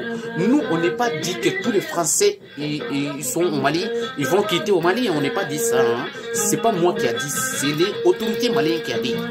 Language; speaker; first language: French; non-native, learner; Bambara